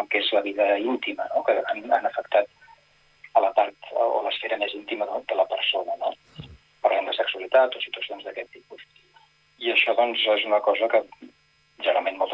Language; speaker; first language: Catalan; native; Catalan